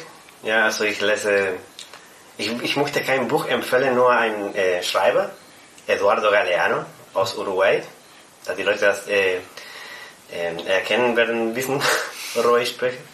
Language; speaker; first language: German; non-native, fluent; Spanish